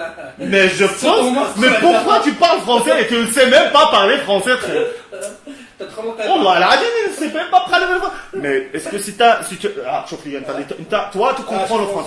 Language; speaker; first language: French; non-native, local second language; Arabic